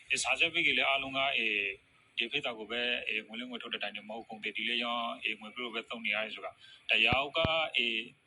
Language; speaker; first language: Burmese; native; Burmese